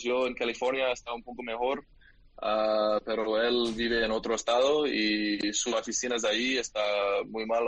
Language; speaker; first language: Spanish; non-native, learner; English